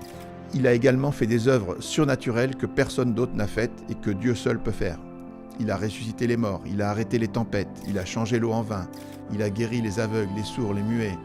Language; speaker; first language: French; native; French